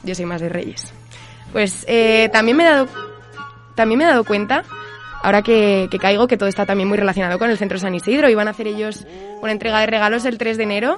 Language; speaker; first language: Spanish; native; Spanish